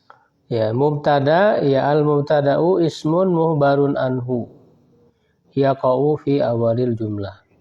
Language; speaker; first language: Arabic; non-native, fluent; Indonesian